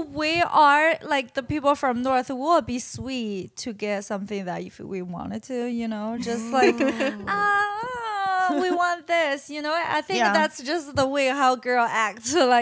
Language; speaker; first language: English; non-native, fluent; Chinese